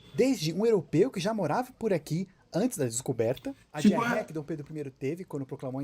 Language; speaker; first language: Portuguese; native; Portuguese